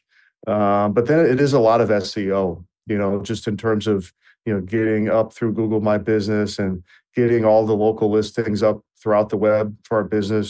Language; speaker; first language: English; native; English